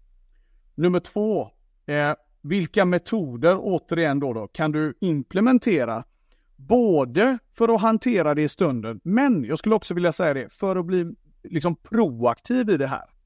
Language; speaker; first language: Swedish; native; Swedish